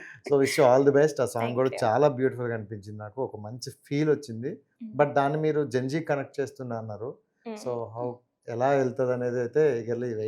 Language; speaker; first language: Telugu; native; Telugu